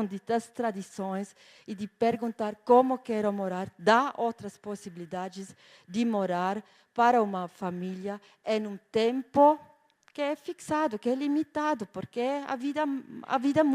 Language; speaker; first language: Portuguese; non-native, fluent; German